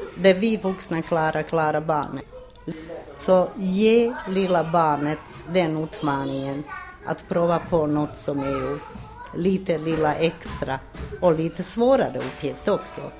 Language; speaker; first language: Swedish; non-native, fluent; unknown